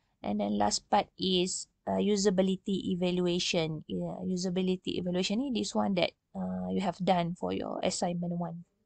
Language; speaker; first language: English; non-native, local second language; Malay